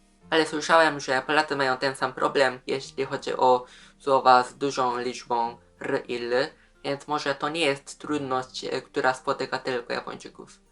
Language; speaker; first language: Polish; non-native, fluent; Japanese